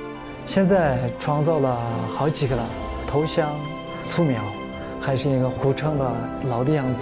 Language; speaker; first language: Chinese; non-native, local second language; Uyghur